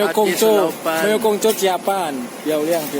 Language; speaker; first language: Chinese; non-native, learner; Indonesian